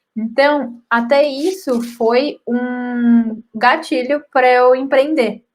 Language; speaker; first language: Portuguese; native; Portuguese